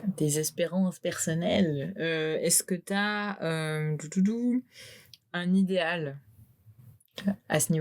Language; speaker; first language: French; native; French